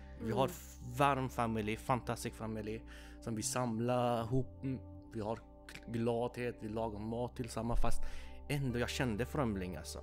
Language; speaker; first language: Swedish; non-native, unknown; Persian